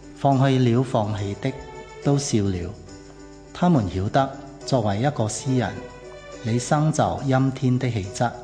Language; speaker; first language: Cantonese; non-native, fluent; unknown